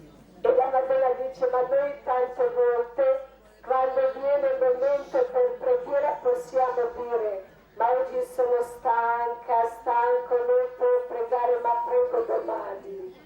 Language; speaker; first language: Italian; non-native, learner; Croatian